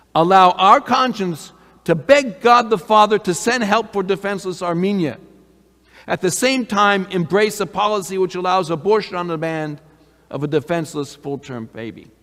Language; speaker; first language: English; native; English